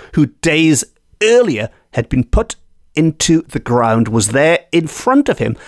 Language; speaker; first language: English; native; English